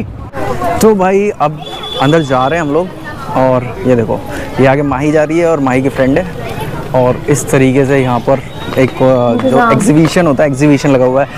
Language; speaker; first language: Hindi; native; Hindi